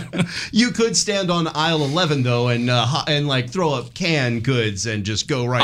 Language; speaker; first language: English; native; English